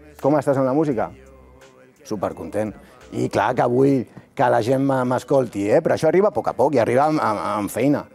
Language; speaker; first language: Catalan; non-native, local second language; Spanish